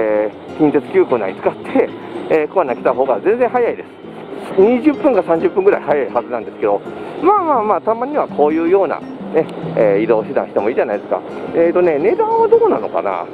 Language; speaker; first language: Japanese; native; Japanese